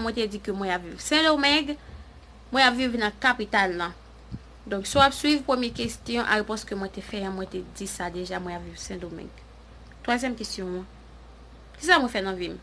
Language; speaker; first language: French; non-native, learner; Haitian Creole